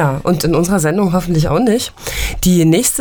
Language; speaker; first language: German; native; German